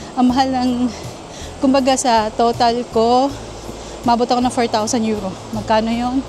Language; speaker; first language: Filipino; native; Filipino